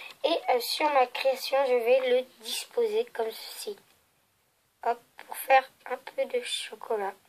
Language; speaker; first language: French; native; French